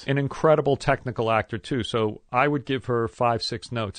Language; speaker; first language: English; native; English